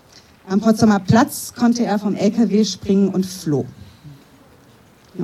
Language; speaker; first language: German; native; German